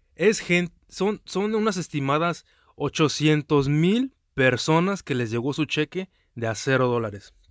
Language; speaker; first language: Spanish; early bilingual, heritage; Spanish